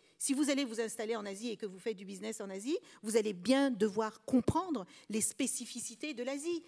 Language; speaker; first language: French; early bilingual, other home language; Kabuverdianu